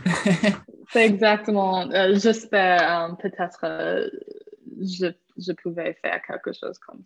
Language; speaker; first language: French; non-native, fluent; English